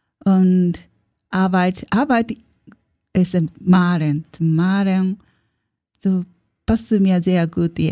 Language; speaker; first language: German; non-native, learner; Japanese